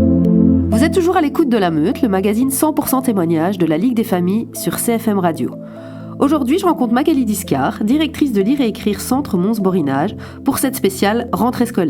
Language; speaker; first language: French; native; French